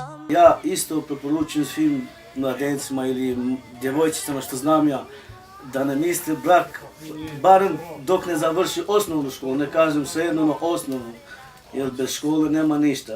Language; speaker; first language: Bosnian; non-native, local second language; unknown